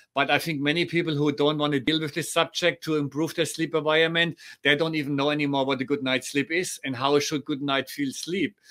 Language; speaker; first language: English; non-native, fluent; German